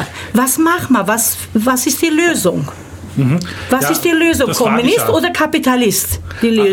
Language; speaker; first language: German; early bilingual, other home language; Turkish